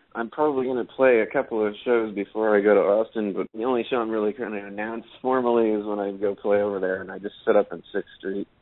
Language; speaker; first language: English; native; English